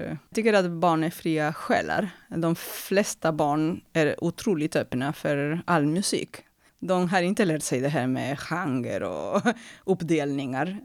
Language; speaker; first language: Swedish; non-native, fluent; Spanish